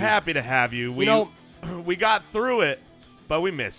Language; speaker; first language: English; native; English